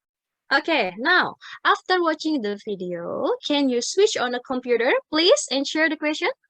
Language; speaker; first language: English; non-native, fluent; Indonesian